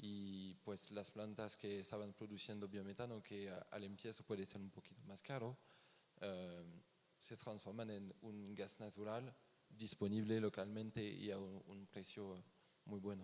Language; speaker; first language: Spanish; non-native, fluent; French